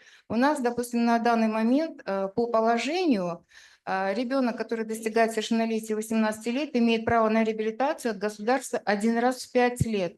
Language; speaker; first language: Russian; native; Russian